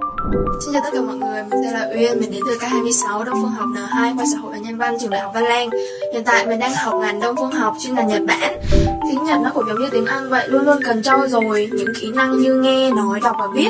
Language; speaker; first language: Vietnamese; native; Vietnamese